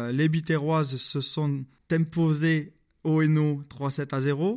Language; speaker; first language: French; native; French